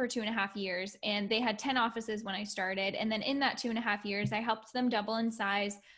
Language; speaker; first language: English; native; English